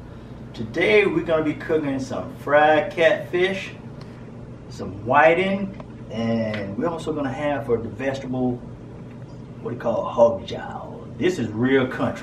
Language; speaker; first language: English; native; English